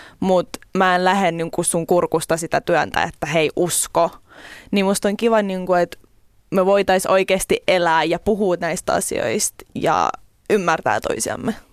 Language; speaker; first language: Finnish; early bilingual, other home language; Russian